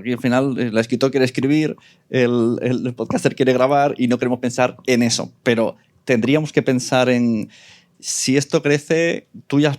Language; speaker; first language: Spanish; native; Spanish